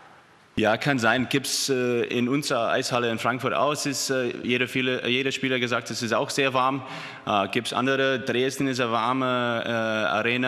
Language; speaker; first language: German; non-native, learner; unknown